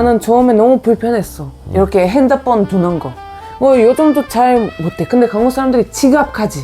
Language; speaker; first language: Korean; non-native, fluent; Bulgarian